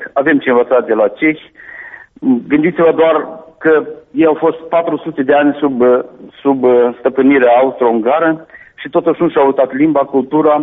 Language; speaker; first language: Romanian; native; Romanian